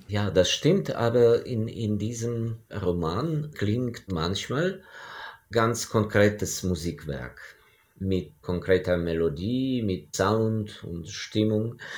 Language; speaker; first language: German; non-native, fluent; Ukrainian